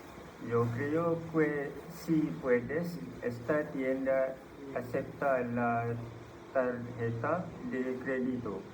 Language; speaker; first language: Spanish; non-native, learner; Malay